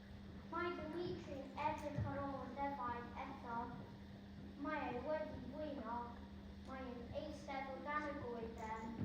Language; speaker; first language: Welsh; non-native, local second language; English